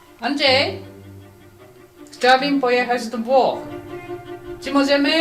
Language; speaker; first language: Polish; non-native, fluent; Japanese